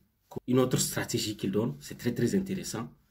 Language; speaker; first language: French; non-native, local second language; Hausa